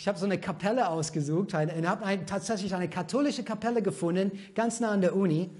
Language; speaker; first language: German; non-native, fluent; English